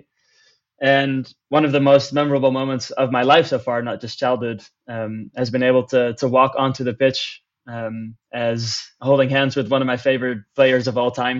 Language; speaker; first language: English; non-native, fluent; Dutch